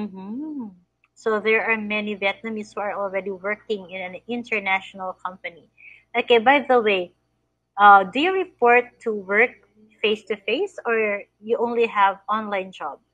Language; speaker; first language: English; non-native, fluent; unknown